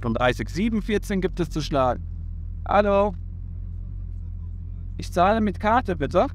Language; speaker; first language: German; native; German